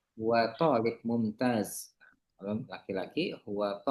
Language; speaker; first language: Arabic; non-native, fluent; Indonesian